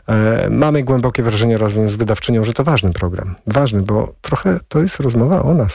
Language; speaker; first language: Polish; native; Polish